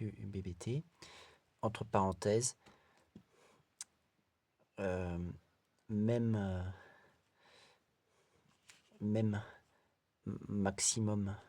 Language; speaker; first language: French; native; French